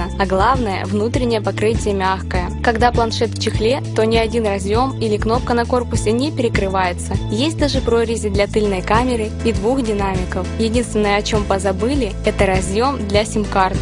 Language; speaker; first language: Russian; native; Russian